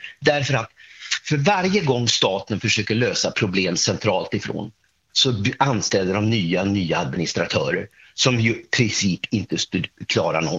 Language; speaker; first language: Swedish; native; Swedish